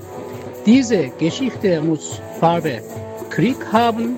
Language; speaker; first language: German; non-native, learner; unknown